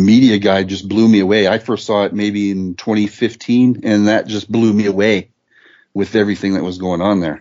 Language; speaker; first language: English; native; English